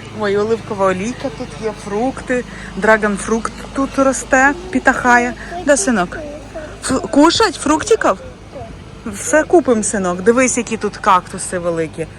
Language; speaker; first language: Ukrainian; native; Ukrainian